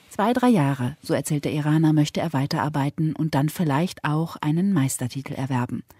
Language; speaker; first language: German; native; German